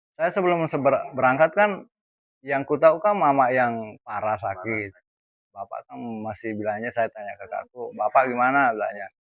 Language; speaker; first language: Indonesian; non-native, local second language; Buginese